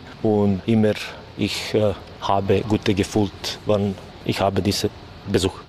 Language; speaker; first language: German; non-native, learner; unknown